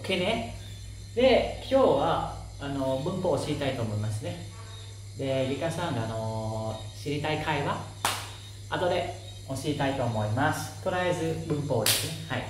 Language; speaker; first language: Japanese; non-native, fluent; Khmer